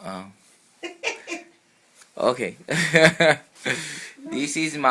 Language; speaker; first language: English; non-native, learner; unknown